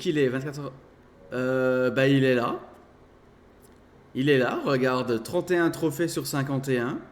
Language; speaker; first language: French; native; French